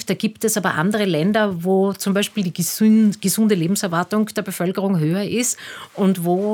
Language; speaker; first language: German; native; German